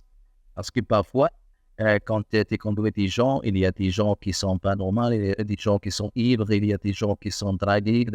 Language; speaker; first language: French; non-native, learner; Arabic